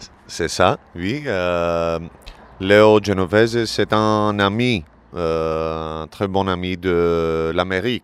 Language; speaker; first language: French; non-native, learner; Greek